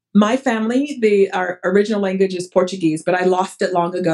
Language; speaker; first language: English; early bilingual, other home language; Portuguese